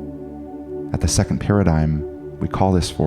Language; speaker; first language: English; native; English